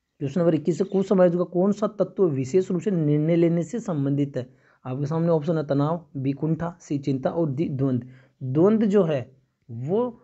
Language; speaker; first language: Hindi; native; Hindi